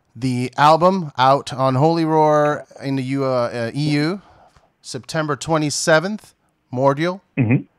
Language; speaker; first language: English; native; English